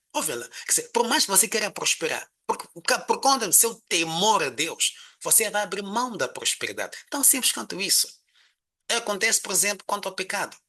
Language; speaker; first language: Portuguese; non-native, local second language; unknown